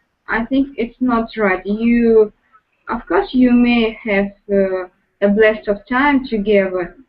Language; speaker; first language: English; non-native, learner; Russian